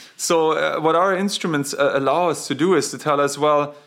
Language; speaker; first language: English; non-native, fluent; German